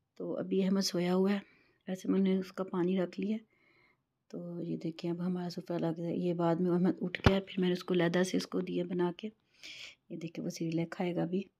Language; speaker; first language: Urdu; non-native, local second language; Punjabi